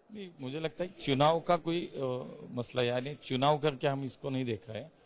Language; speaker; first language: Hindi; non-native, local second language; Marathi